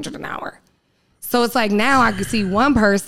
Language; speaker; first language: English; native; English